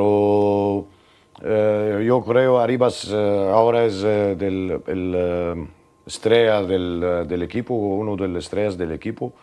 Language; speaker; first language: Spanish; non-native, learner; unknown